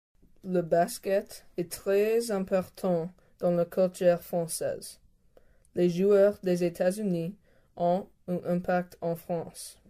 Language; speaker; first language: French; non-native, learner; English